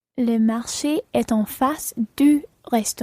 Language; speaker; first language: French; non-native, learner; English